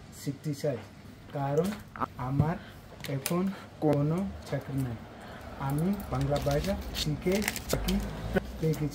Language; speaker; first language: Bangla; non-native, learner; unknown